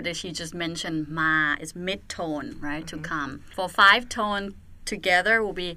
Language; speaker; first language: English; non-native, fluent; Thai